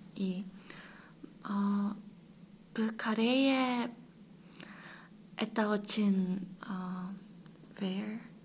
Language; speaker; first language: Russian; non-native, learner; Korean